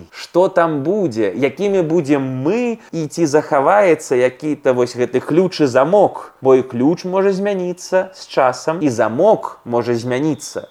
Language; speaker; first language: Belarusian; native; Belarusian